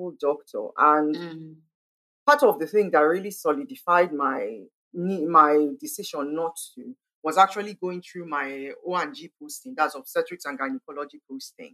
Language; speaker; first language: English; non-native, local second language; Igbo